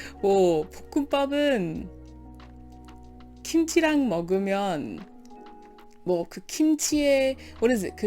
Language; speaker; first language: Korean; non-native, learner; English